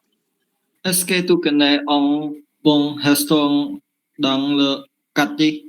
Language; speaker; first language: French; non-native, learner; Khmer